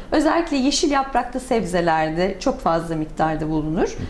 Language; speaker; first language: Turkish; native; Turkish